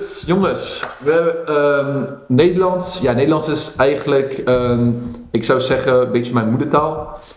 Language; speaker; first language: Dutch; early bilingual, heritage; Dutch